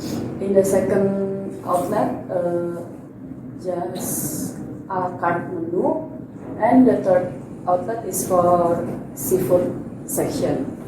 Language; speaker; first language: English; non-native, learner; Indonesian